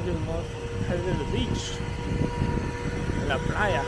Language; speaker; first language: English; native; English